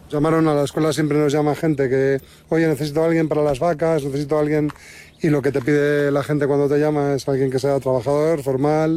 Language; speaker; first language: Spanish; native; Spanish